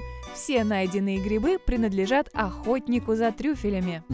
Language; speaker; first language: Russian; native; Russian